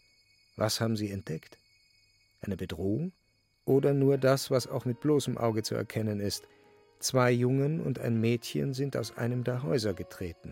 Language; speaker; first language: German; native; German